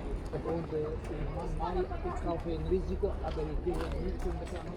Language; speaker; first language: German; non-native, learner; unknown